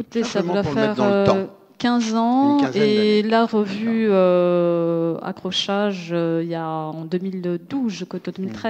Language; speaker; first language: French; native; French